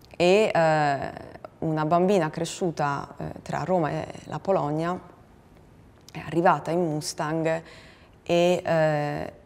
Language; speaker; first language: Italian; non-native, fluent; Polish